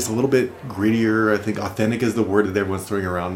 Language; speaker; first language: English; native; English